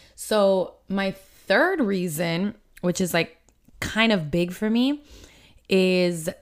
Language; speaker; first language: English; early bilingual, other home language; Spanish